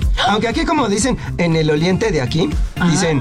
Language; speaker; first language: Spanish; native; Spanish